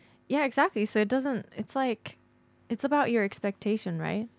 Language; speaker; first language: English; non-native, fluent; Japanese